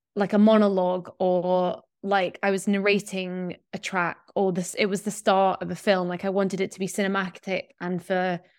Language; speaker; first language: English; native; English